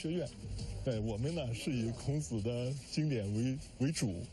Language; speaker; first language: Chinese; native; Chinese